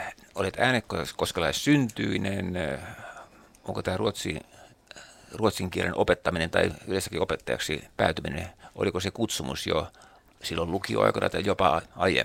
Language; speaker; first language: Finnish; native; Finnish